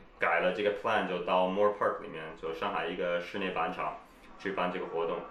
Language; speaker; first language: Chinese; early bilingual, heritage; Chinese